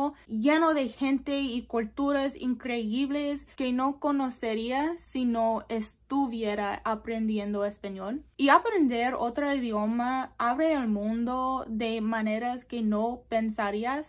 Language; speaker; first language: Spanish; non-native, learner; English